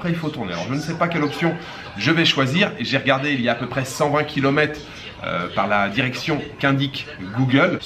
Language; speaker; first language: French; native; French